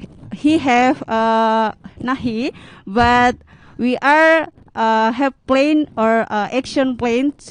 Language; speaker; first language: English; non-native, learner; Indonesian